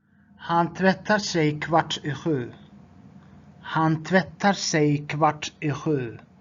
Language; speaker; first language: Swedish; non-native, fluent; Tigrinya